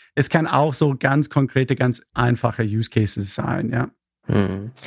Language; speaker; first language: German; non-native, fluent; English